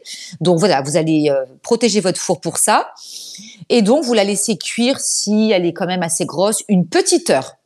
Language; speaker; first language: French; native; French